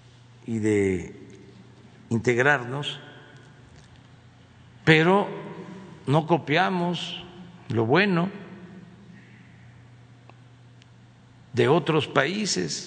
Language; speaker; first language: Spanish; native; Spanish